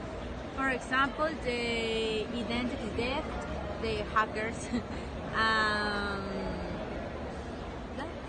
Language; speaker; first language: English; non-native, learner; Spanish